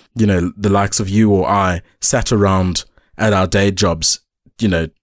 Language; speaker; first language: English; native; English